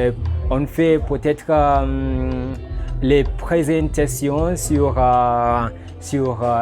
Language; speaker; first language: French; non-native, learner; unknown